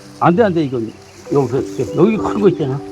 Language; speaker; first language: Korean; native; Korean